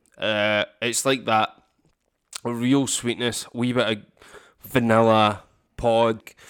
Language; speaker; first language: English; native; English